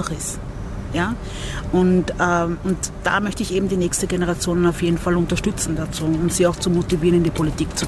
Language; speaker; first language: German; early bilingual, other home language; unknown